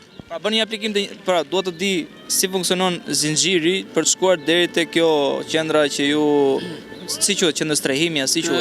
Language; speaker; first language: Albanian; native; Albanian